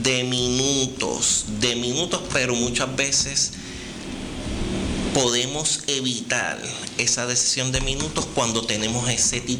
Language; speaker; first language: Spanish; native; Spanish